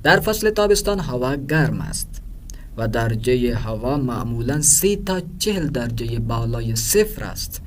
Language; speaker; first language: Persian; non-native, fluent; Urdu